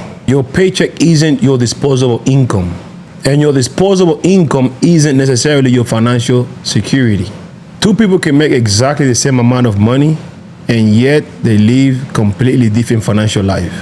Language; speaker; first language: English; native; English